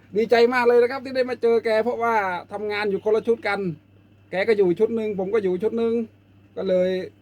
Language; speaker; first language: Thai; non-native, local second language; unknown